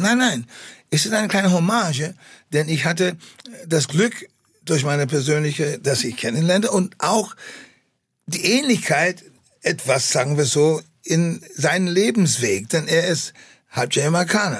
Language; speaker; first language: German; non-native, fluent; English